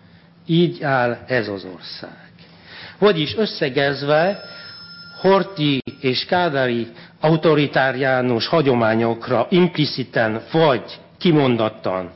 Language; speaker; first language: Hungarian; non-native, fluent; French